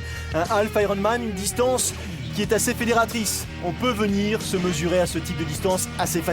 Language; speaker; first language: French; native; French